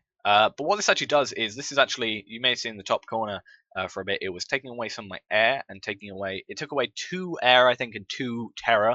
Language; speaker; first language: English; native; English